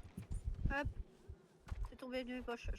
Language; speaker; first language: French; native; French